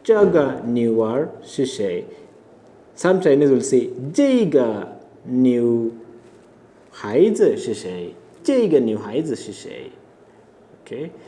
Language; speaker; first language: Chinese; non-native, fluent; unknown